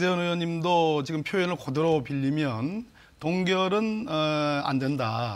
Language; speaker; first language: Korean; native; Korean